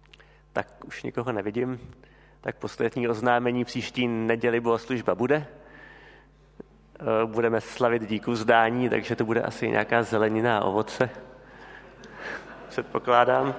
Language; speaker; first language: Czech; native; Czech